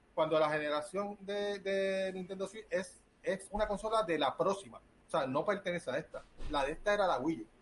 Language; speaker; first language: Spanish; early bilingual, heritage; Spanish